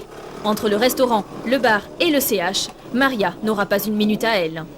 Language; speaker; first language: French; native; French